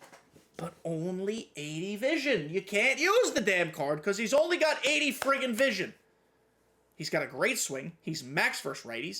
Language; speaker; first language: English; native; English